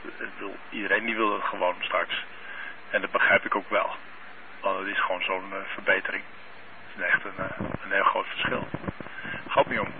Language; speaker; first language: Dutch; native; Dutch